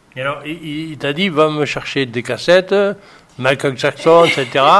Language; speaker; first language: French; native; French